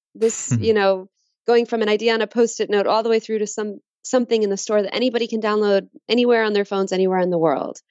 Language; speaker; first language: English; native; English